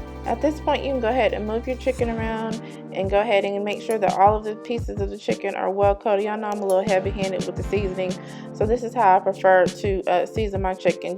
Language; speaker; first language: English; native; English